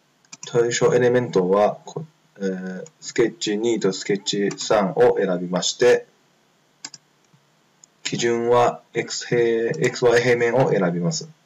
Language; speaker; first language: Japanese; non-native, fluent; Chinese